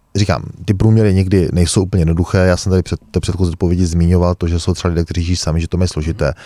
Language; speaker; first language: Czech; native; Czech